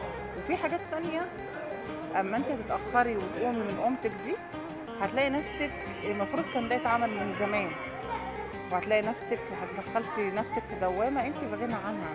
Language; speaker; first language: Arabic; native; Arabic